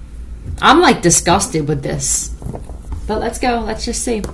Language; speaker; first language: English; native; English